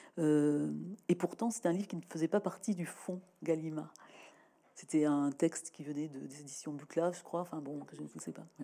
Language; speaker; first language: French; native; French